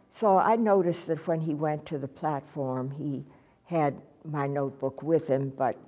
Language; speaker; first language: English; native; English